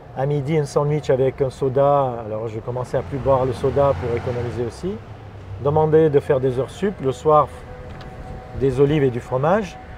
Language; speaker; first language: French; non-native, fluent; Armenian